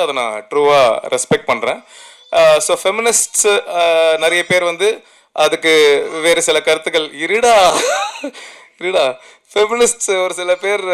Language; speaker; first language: Tamil; native; Tamil